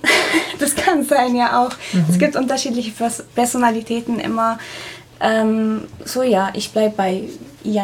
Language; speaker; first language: German; non-native, fluent; Arabic